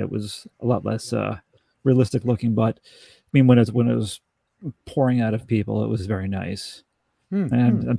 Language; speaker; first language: English; native; English